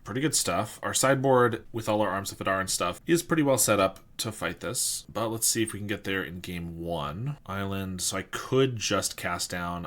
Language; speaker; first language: English; native; English